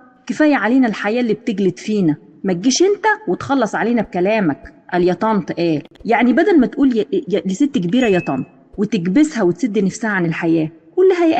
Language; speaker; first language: Arabic; native; Arabic